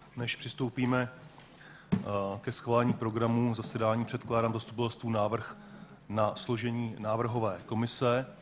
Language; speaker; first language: Czech; native; Czech